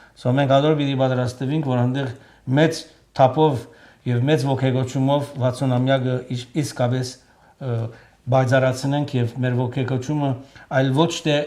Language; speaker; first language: Armenian; native; Armenian